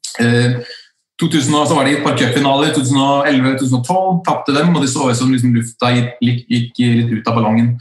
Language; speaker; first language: Norwegian; early bilingual, other home language; Icelandic